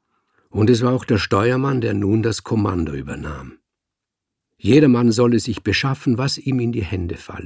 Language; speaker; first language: German; native; German